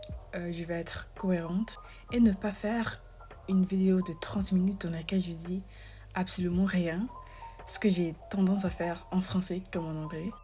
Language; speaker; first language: French; non-native, fluent; English